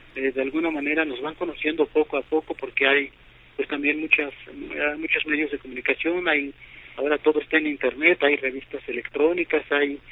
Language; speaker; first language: Spanish; non-native, local second language; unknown